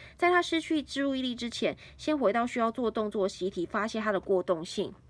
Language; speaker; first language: Chinese; native; Chinese